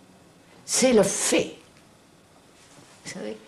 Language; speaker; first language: French; non-native, fluent; Telugu